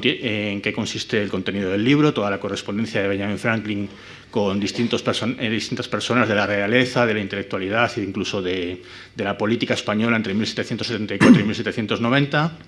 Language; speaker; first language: Spanish; native; Spanish